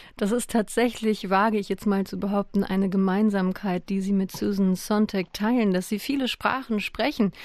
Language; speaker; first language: German; native; German